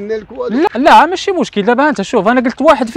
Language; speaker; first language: Arabic; native; Arabic